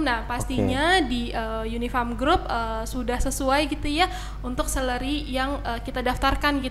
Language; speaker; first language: Indonesian; native; Indonesian